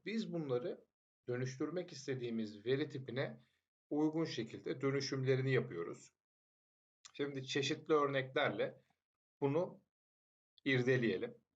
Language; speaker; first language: Turkish; native; Turkish